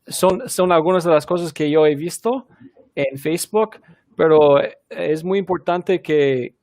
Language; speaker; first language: Spanish; non-native, fluent; English